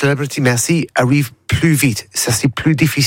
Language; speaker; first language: French; non-native, learner; English